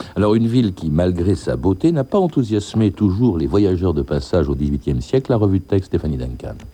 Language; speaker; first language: French; native; French